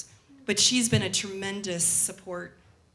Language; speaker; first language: English; native; English